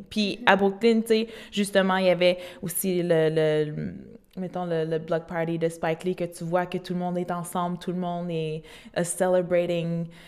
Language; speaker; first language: French; native; French